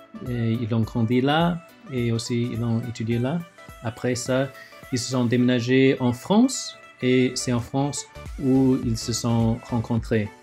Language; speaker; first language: French; early bilingual, other home language; Chinese